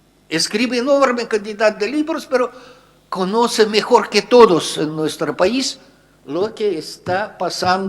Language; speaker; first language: Spanish; non-native, fluent; Russian